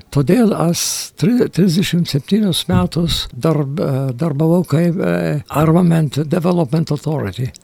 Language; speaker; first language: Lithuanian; non-native, local second language; Yiddish